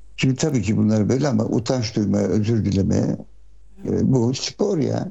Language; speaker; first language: Turkish; early bilingual, heritage; Turkish